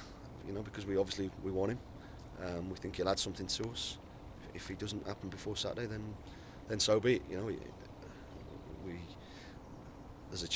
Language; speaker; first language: English; native; English